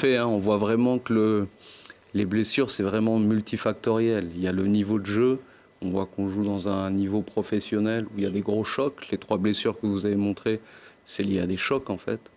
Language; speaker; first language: French; native; French